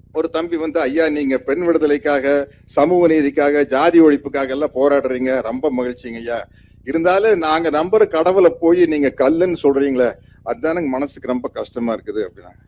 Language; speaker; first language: Tamil; native; Tamil